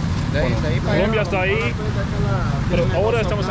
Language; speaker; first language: Spanish; non-native, learner; English